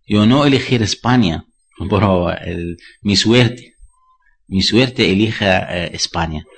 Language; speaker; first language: Spanish; non-native, learner; Arabic